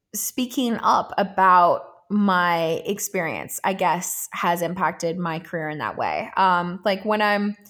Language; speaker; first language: English; native; English